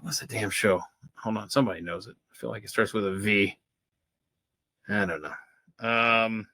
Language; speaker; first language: English; native; English